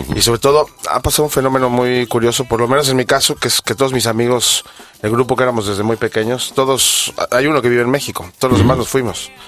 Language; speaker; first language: Spanish; native; Spanish